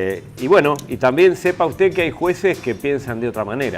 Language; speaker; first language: Spanish; native; Spanish